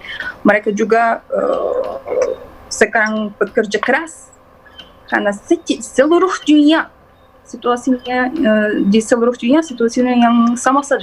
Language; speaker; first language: Indonesian; non-native, learner; Turkish